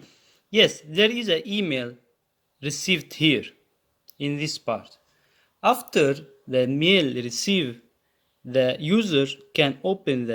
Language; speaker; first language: English; non-native, learner; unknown